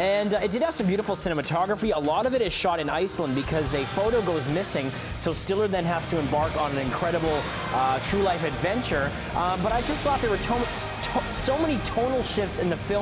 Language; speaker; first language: English; native; English